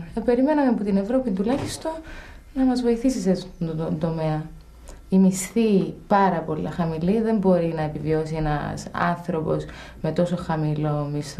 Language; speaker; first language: Greek; native; Greek